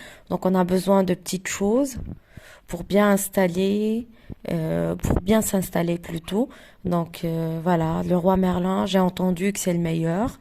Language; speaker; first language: French; non-native, local second language; Arabic